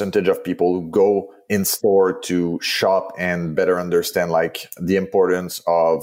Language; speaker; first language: English; non-native, fluent; French